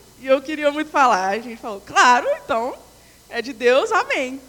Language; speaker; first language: Portuguese; native; Portuguese